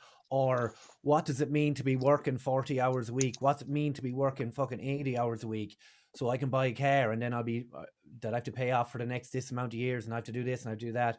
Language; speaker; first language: English; native; English